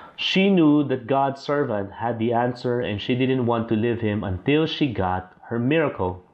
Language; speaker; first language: English; non-native, local second language; Filipino